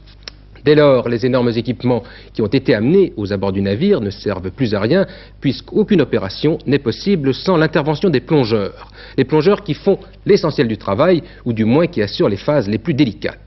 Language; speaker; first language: French; native; French